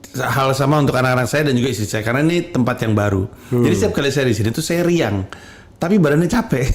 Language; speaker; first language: Indonesian; native; Indonesian